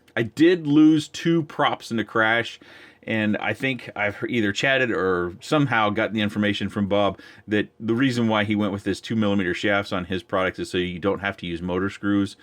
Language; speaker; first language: English; native; English